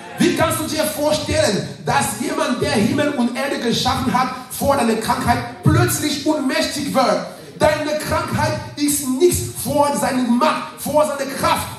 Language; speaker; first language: German; non-native, fluent; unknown